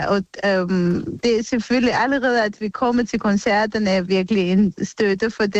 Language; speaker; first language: Danish; non-native, fluent; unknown